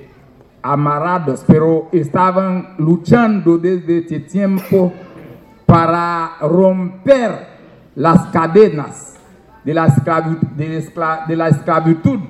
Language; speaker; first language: Spanish; non-native, fluent; Haitian Creole